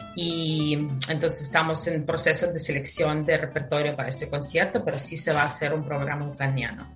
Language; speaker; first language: Spanish; non-native, fluent; Ukrainian